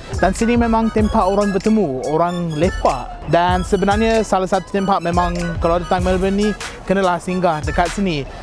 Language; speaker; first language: Malay; non-native, fluent; English